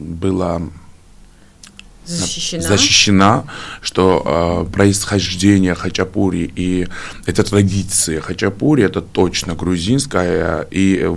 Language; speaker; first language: Russian; non-native, fluent; Georgian